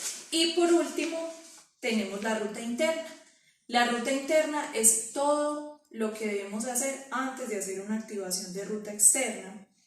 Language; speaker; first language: Spanish; native; Spanish